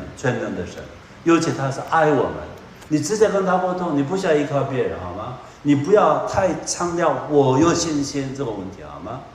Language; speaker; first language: Chinese; non-native, fluent; Korean